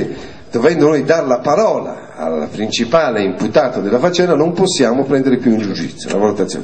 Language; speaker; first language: Italian; native; Italian